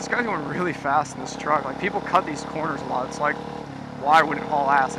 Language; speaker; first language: English; native; English